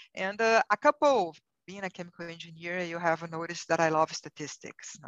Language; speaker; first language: English; non-native, fluent; Portuguese